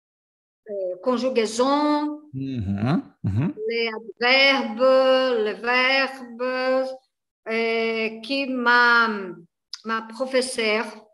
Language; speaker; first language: French; non-native, learner; Portuguese